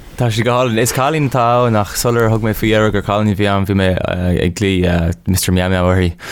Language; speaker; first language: Irish; non-native, local second language; English